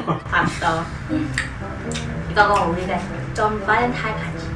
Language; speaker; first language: Korean; non-native, local second language; Vietnamese